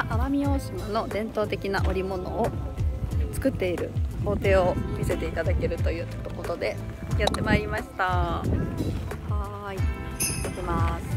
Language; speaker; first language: Japanese; native; Japanese